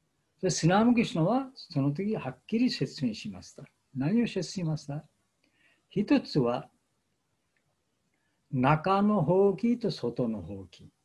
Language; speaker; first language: Japanese; non-native, fluent; Bangla